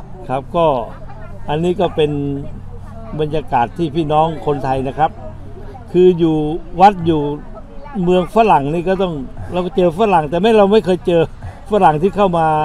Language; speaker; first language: Thai; native; Thai